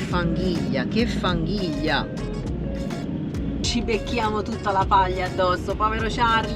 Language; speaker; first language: Italian; native; Italian